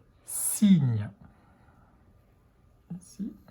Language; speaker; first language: French; native; French